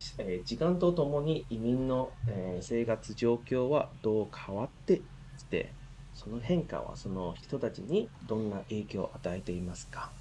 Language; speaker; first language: Japanese; non-native, fluent; Chinese